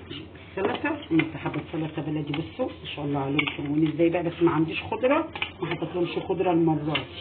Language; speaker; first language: Arabic; native; Arabic